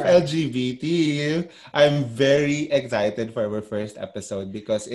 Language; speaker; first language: English; non-native, local second language; Cebuano